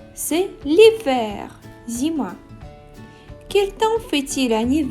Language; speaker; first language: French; non-native, fluent; Russian